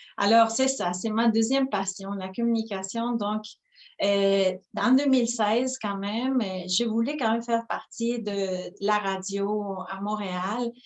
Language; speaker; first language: French; non-native, fluent; Spanish